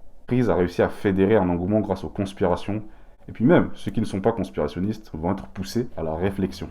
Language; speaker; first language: French; native; French